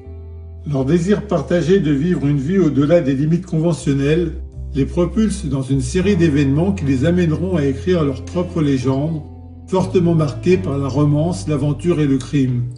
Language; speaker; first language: French; native; French